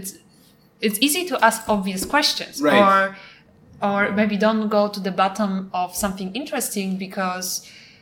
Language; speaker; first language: English; non-native, fluent; Polish